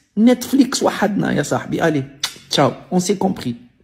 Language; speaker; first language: French; non-native, local second language; Arabic